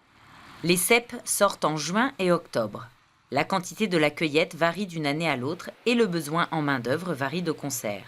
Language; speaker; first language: French; native; French